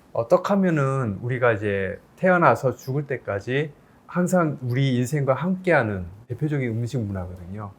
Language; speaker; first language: Korean; native; Korean